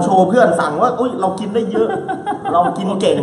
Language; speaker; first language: Thai; native; Thai